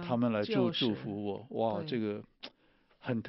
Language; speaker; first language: Chinese; native; Chinese